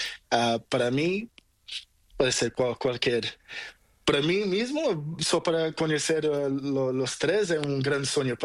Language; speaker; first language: Spanish; non-native, learner; Portuguese